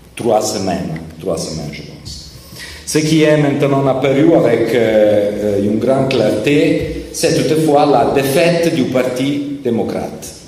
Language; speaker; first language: French; non-native, learner; Italian